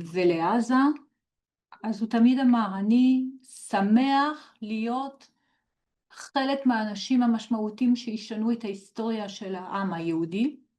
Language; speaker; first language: Hebrew; non-native, fluent; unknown